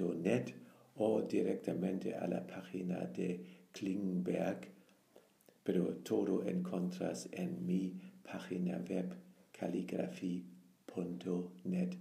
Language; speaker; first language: Spanish; non-native, fluent; German